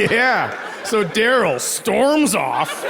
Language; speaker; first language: English; native; English